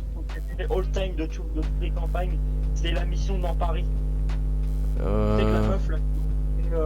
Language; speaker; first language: French; native; French